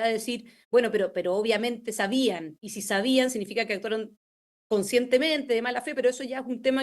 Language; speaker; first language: Spanish; native; Spanish